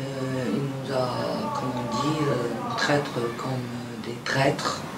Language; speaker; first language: French; non-native, fluent; Arabic